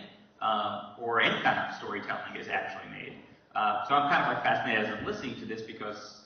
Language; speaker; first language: English; native; English